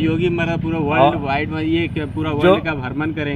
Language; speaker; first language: Hindi; native; Hindi